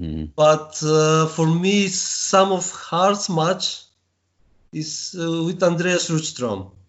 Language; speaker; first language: English; non-native, learner; Bulgarian